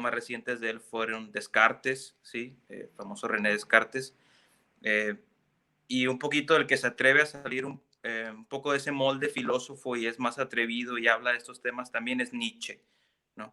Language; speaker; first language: Spanish; native; Spanish